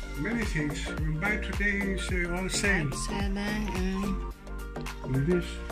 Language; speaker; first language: English; non-native, learner; Greek